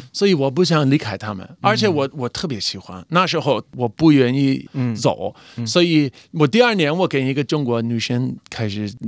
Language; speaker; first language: Chinese; non-native, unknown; English